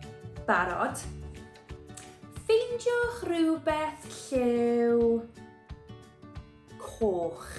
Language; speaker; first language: Welsh; non-native, local second language; English